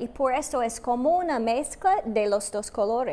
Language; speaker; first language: Spanish; non-native, fluent; English